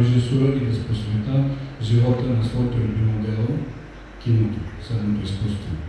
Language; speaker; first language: Bulgarian; early bilingual, heritage; Bulgarian